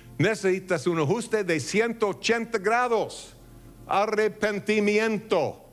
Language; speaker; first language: Spanish; non-native, fluent; English